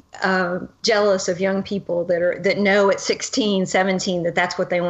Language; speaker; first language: English; native; English